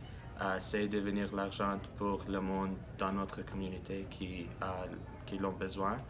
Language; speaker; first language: French; non-native, learner; English